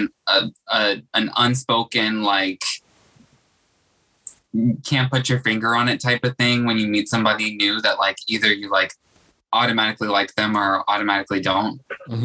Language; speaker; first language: English; native; English